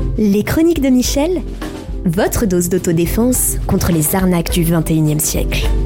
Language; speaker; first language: French; native; French